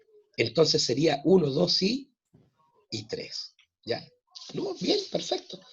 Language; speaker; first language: Spanish; native; Spanish